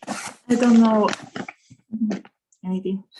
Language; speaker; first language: English; non-native, learner; Spanish